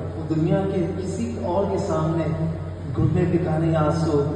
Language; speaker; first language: Hindi; non-native, local second language; Malayalam